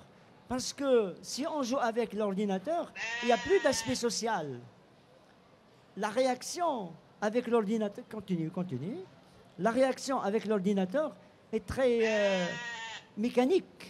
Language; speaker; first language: French; non-native, local second language; Arabic